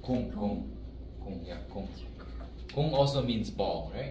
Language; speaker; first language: English; early bilingual, other home language; Korean